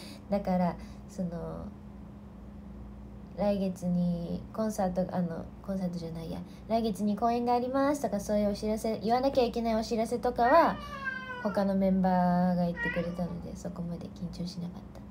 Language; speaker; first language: Japanese; native; Japanese